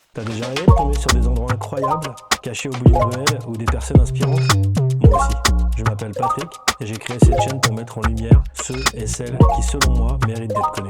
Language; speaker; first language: French; native; French